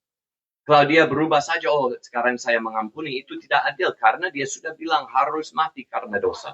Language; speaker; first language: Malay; non-native, fluent; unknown